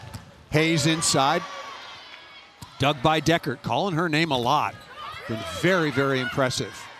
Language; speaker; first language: English; native; English